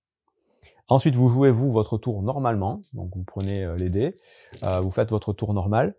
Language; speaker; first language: French; native; French